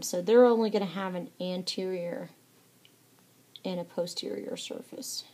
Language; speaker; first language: English; native; English